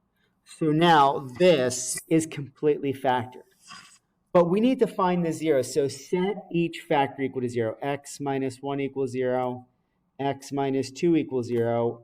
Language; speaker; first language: English; native; English